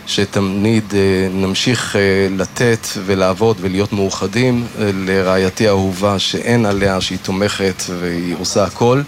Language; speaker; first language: Hebrew; native; Hebrew